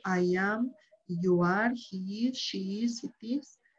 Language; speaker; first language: English; non-native, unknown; Spanish